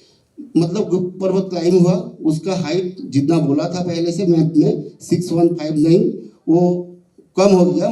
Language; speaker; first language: Hindi; non-native, local second language; Bangla